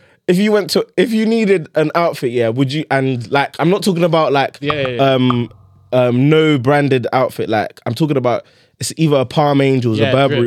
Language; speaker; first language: English; native; English